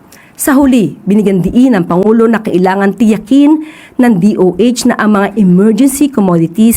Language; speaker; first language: Filipino; native; Filipino